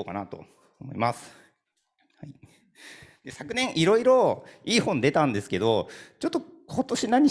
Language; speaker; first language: Japanese; native; Japanese